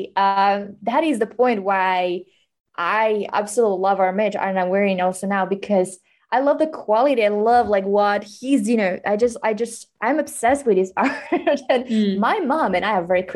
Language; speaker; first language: English; non-native, fluent; Slovak